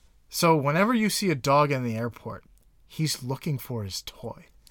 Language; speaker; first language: English; native; English